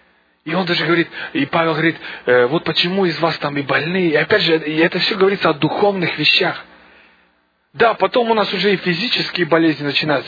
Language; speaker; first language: Russian; native; Russian